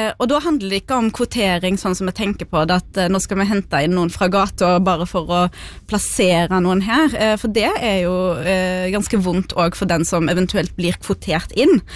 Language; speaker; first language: Norwegian; early bilingual, other home language; Arabic